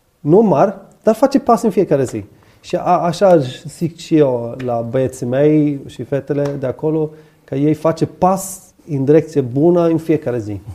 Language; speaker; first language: Romanian; non-native, fluent; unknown